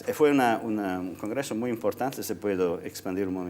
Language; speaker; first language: Spanish; non-native, fluent; Italian